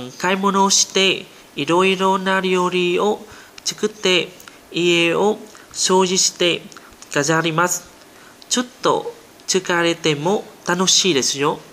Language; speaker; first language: Japanese; non-native, learner; Vietnamese